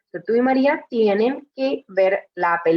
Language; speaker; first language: Spanish; non-native, fluent; English